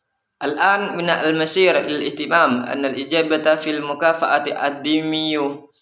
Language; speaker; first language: Arabic; non-native, learner; Indonesian